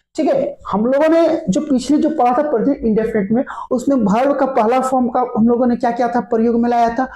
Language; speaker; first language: Hindi; native; Hindi